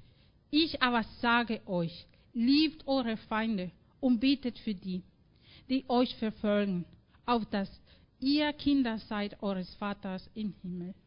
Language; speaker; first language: German; non-native, fluent; Spanish